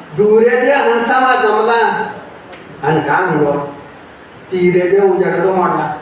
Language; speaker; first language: Marathi; native; Marathi